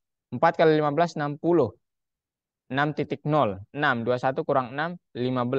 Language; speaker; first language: Indonesian; native; Indonesian